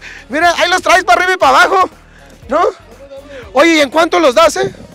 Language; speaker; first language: Spanish; native; Spanish